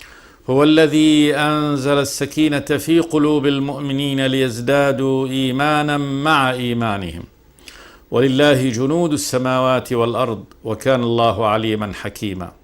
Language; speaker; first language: Arabic; native; Arabic